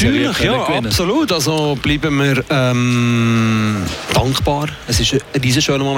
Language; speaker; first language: German; native; German